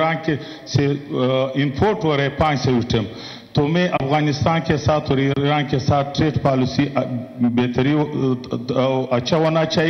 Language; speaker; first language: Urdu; non-native, local second language; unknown